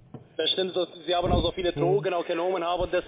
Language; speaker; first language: German; non-native, learner; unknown